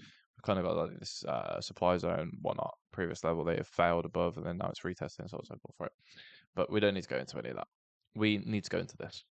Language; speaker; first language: English; native; English